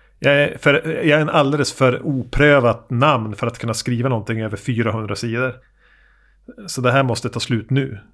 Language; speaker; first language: Swedish; native; Swedish